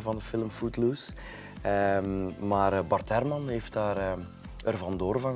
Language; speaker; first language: Dutch; native; Dutch